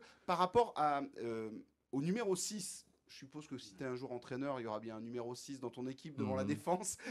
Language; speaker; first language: French; native; French